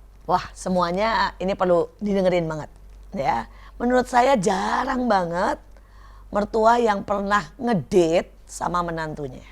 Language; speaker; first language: Indonesian; native; Indonesian